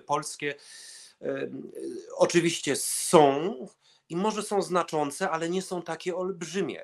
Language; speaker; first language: Polish; early bilingual, heritage; Polish